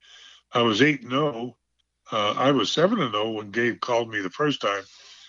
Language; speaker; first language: English; native; English